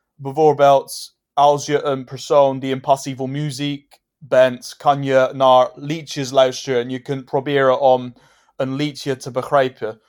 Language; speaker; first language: Dutch; non-native, fluent; English